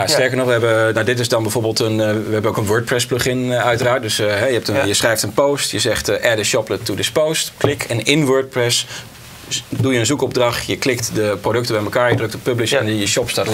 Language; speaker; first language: Dutch; native; Dutch